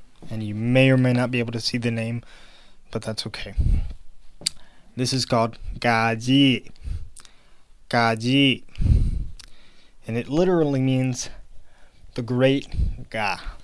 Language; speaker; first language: English; native; English